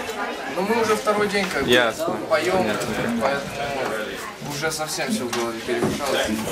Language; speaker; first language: Russian; early bilingual, heritage; Russian